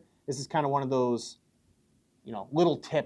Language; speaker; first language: English; native; English